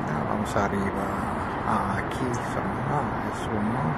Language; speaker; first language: Spanish; non-native, learner; English